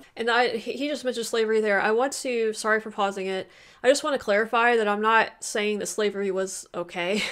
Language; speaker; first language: English; native; English